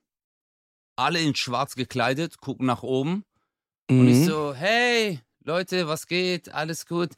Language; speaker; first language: German; early bilingual, other home language; Turkish